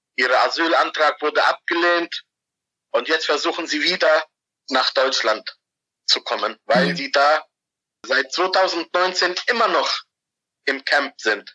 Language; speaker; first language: German; non-native, fluent; Arabic